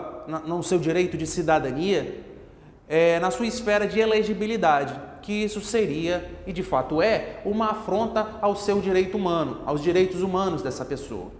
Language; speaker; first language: Portuguese; native; Portuguese